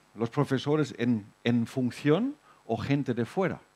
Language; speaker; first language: Spanish; non-native, fluent; German